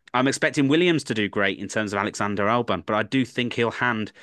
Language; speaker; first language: English; native; English